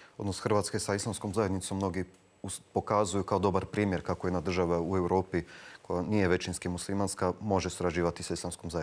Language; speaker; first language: Croatian; native; Croatian